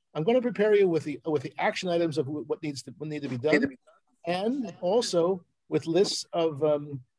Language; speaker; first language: English; native; English